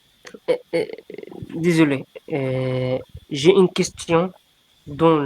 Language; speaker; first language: French; non-native, learner; Arabic